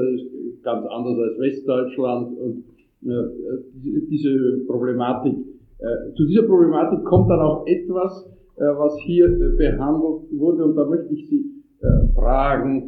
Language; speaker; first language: German; non-native, fluent; Italian